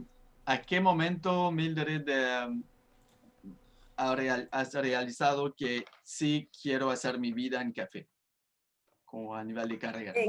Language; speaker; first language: Spanish; non-native, fluent; French